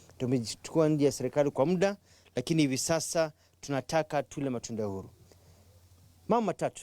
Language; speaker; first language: Swahili; non-native, local second language; Kamba